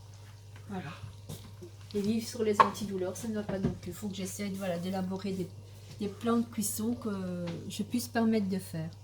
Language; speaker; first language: French; native; French